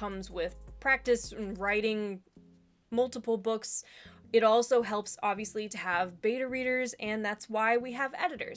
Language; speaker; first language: English; native; English